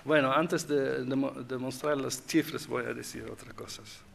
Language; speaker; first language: Spanish; non-native, fluent; Dutch